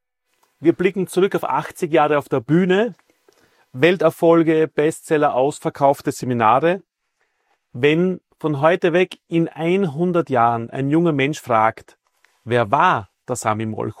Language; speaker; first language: German; native; German